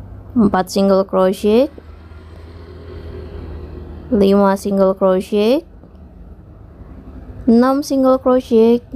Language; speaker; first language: English; non-native, local second language; Indonesian